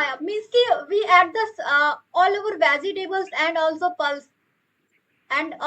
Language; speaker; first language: English; non-native, local second language; Hindi